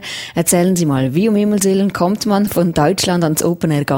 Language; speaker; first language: German; native; German